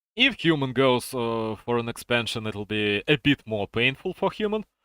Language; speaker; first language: English; non-native, fluent; Russian